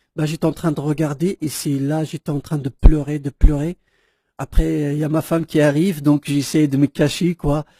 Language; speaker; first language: French; non-native, local second language; Kabyle